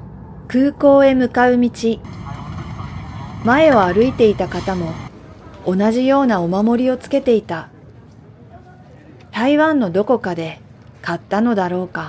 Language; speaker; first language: Japanese; native; Japanese